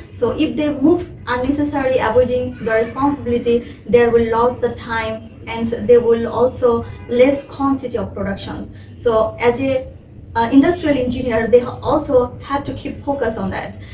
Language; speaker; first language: English; non-native, local second language; Bangla